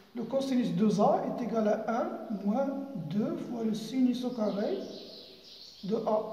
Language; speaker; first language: French; non-native, local second language; Arabic